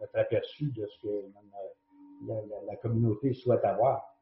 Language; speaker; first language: French; native; French